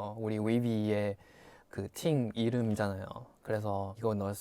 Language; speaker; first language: Korean; non-native, fluent; Chinese